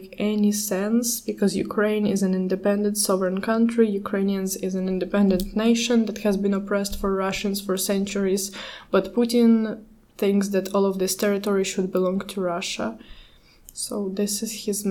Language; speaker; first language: English; non-native, fluent; Ukrainian